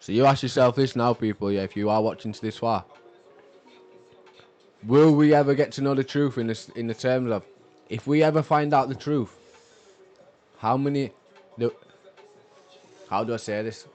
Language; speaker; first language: English; native; English